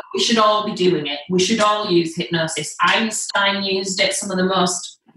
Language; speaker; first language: English; native; English